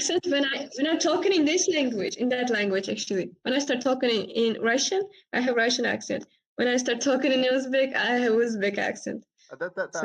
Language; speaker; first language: English; non-native, fluent; Uzbek